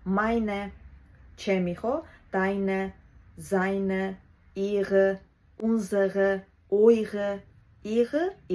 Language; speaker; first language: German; non-native, fluent; Georgian